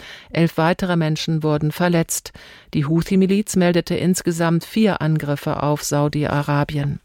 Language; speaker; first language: German; native; German